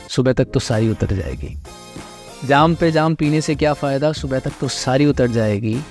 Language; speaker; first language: Hindi; non-native, local second language; Marathi